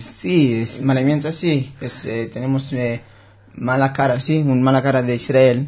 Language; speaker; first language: Spanish; non-native, learner; Hebrew